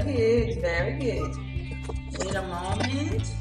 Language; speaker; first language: English; non-native, fluent; Portuguese